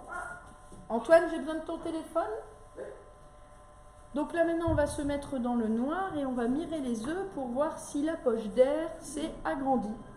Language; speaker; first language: French; native; French